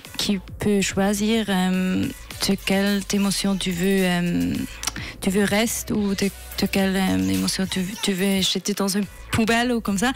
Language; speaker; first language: French; non-native, fluent; Swiss German